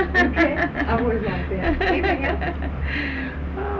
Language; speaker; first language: English; native; English